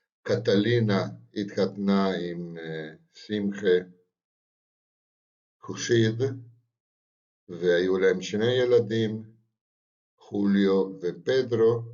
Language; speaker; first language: Hebrew; non-native, fluent; Spanish